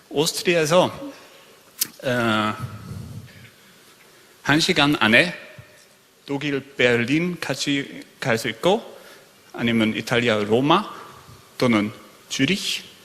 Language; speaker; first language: Korean; non-native, fluent; German